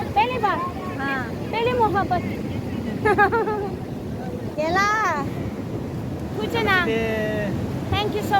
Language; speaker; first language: Hindi; non-native, local second language; Tibetan